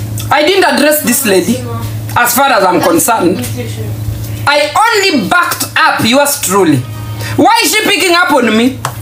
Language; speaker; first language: English; non-native, local second language; Luo (Kenya and Tanzania)